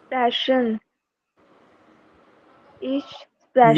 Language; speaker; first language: German; non-native, learner; Hindi